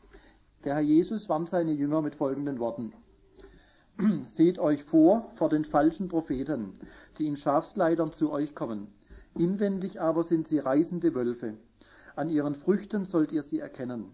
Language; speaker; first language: German; native; German